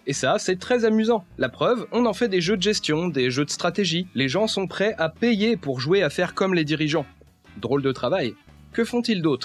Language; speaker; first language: French; native; French